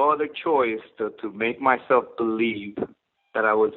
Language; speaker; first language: English; non-native, fluent; Spanish